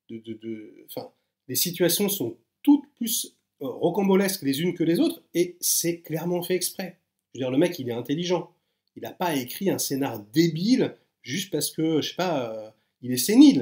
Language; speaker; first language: French; native; French